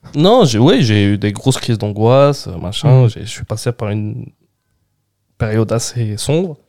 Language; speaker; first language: French; non-native, local second language; Arabic